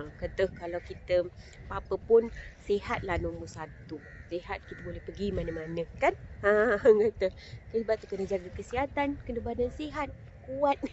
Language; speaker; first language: Malay; native; Malay